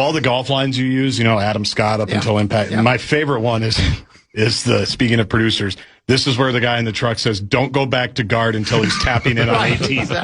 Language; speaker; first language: English; native; English